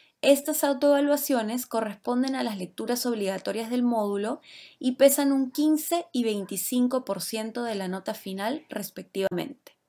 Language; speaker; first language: Spanish; native; Spanish